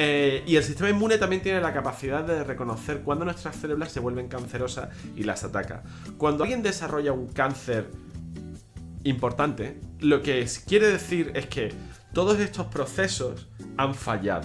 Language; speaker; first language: Spanish; native; Spanish